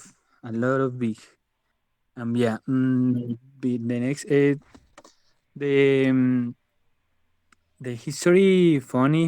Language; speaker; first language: English; non-native, learner; Spanish